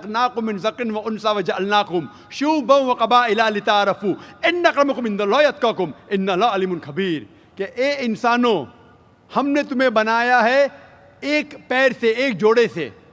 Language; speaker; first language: Hindi; native; Hindi